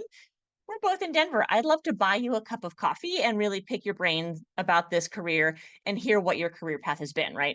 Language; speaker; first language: English; native; English